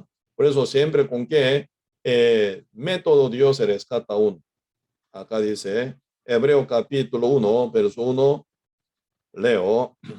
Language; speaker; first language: Spanish; non-native, fluent; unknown